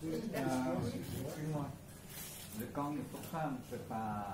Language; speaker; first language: French; non-native, learner; Khmer